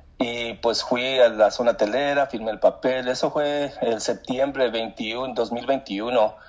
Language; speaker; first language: Spanish; early bilingual, heritage; Spanish